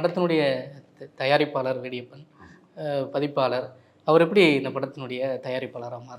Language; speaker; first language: Tamil; native; Tamil